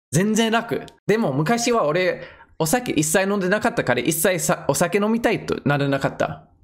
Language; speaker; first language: Japanese; non-native, fluent; English